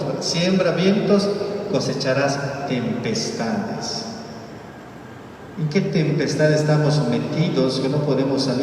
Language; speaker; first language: Spanish; native; Spanish